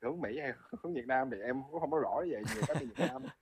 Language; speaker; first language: Vietnamese; early bilingual, heritage; Vietnamese